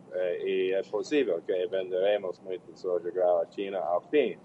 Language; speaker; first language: Portuguese; non-native, learner; English